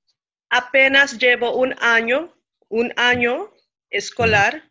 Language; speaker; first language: Spanish; non-native, fluent; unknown